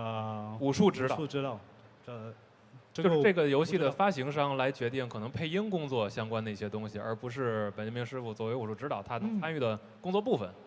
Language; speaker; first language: Chinese; native; Chinese